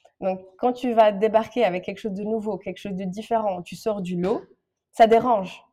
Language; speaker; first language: French; non-native, local second language; Arabic